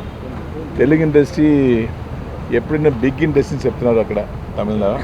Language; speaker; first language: Telugu; non-native, learner; Tamil